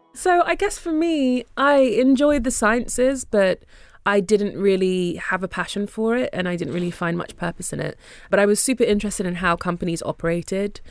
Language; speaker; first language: English; early bilingual, other home language; Yoruba